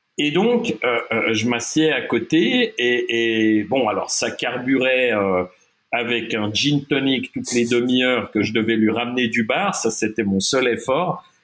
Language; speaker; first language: French; non-native, local second language; German